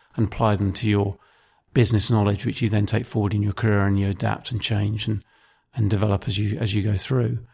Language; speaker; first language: English; native; English